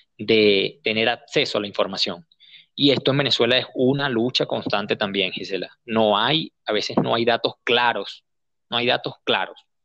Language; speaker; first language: Spanish; native; Spanish